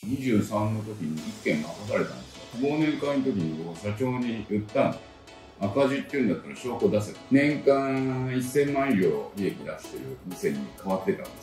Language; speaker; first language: Japanese; native; Japanese